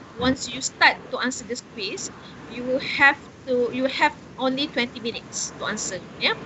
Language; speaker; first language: English; non-native, local second language; Malay